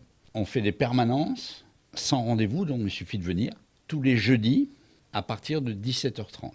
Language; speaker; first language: French; native; French